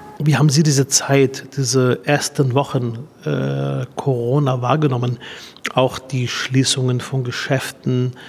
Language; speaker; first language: German; early bilingual, other home language; Arabic